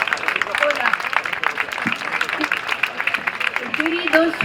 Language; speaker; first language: Spanish; non-native, fluent; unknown